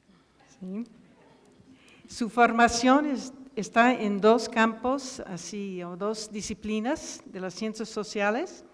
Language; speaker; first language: Spanish; non-native, fluent; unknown